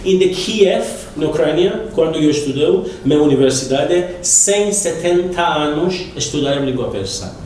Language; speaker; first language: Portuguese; non-native, learner; Persian